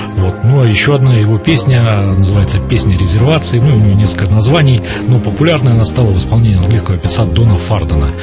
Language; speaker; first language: Russian; native; Russian